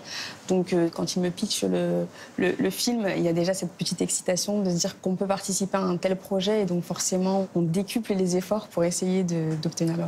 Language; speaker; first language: French; native; French